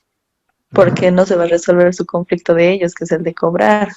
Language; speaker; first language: Spanish; native; Spanish